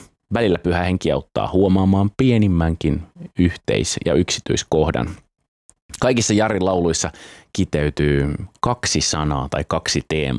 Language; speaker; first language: Finnish; native; Finnish